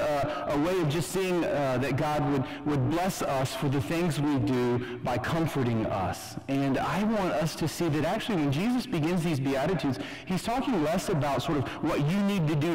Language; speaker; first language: English; native; English